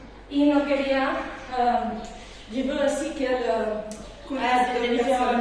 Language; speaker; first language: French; non-native, fluent; Spanish